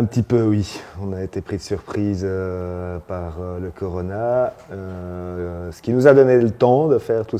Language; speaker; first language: French; native; French